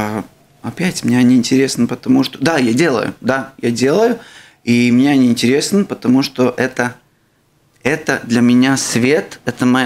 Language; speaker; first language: Russian; non-native, local second language; Latvian